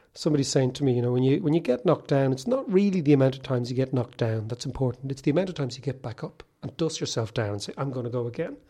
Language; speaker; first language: English; native; English